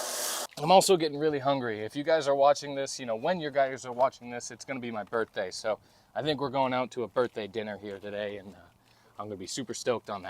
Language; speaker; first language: English; native; English